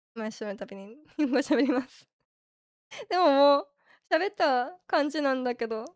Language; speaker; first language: Japanese; early bilingual, heritage; Japanese